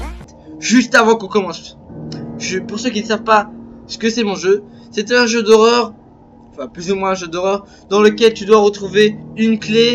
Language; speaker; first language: French; native; French